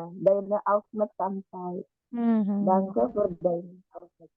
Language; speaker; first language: German; non-native, learner; Indonesian